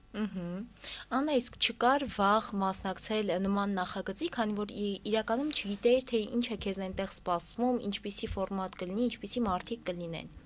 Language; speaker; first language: Armenian; native; Armenian